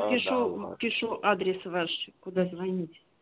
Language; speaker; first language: Russian; native; Russian